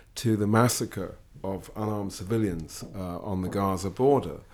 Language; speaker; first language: English; native; English